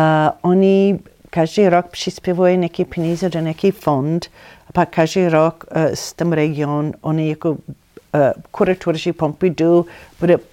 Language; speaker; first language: Czech; non-native, fluent; English